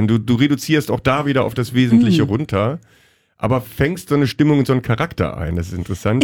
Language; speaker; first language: German; native; German